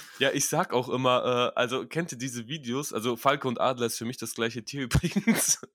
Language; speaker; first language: German; early bilingual, other home language; Russian